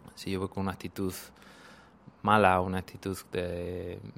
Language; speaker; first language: Spanish; native; Spanish